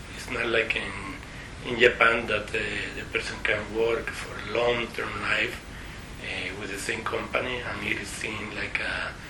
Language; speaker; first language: English; non-native, fluent; Spanish